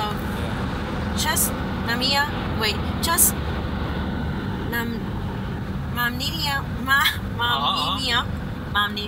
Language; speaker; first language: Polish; non-native, learner; English